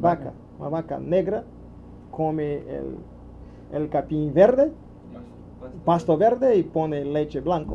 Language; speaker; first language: Spanish; non-native, learner; Portuguese